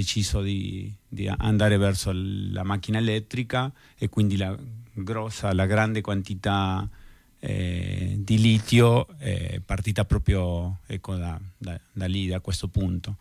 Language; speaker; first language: Italian; non-native, fluent; Spanish